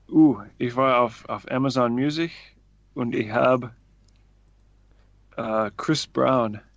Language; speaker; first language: German; non-native, fluent; English